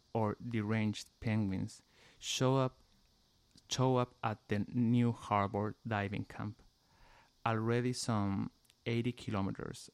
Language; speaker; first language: English; non-native, fluent; Spanish